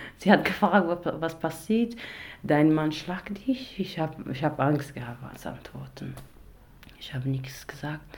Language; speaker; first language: German; non-native, learner; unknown